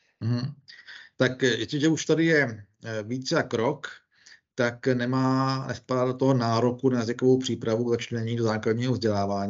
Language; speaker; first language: Czech; native; Czech